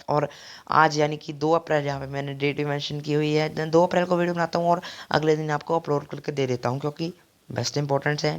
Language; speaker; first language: Hindi; native; Hindi